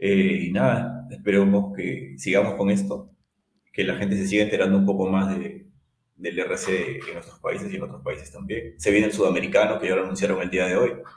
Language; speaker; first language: Spanish; native; Spanish